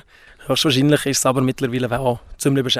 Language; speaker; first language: German; native; German